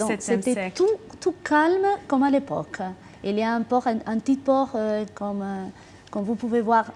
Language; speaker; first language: French; non-native, fluent; Spanish